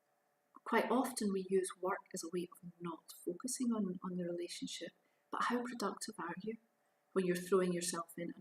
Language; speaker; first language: English; native; English